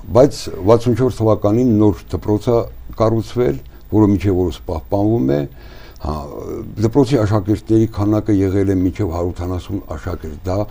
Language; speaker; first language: Armenian; native; Armenian